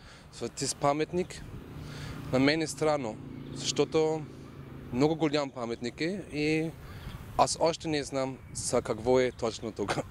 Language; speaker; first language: Bulgarian; non-native, learner; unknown